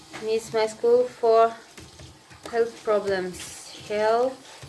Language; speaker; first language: English; non-native, learner; Russian